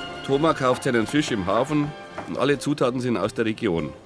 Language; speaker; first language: German; native; German